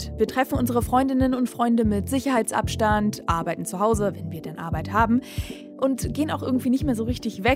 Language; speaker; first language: German; native; German